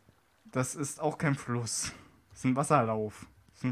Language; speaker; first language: German; native; German